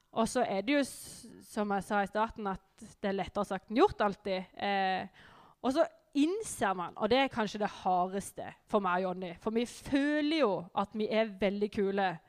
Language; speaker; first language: Norwegian; native; Norwegian